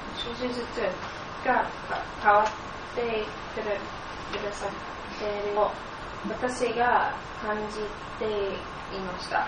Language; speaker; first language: Japanese; non-native, learner; English